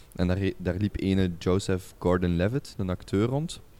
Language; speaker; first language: Dutch; native; Dutch